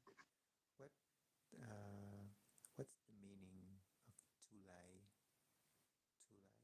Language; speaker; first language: English; non-native, learner; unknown